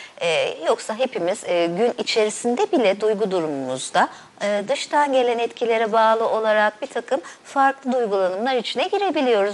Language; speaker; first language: Turkish; native; Turkish